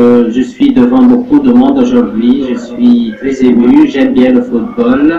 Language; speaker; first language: French; non-native, learner; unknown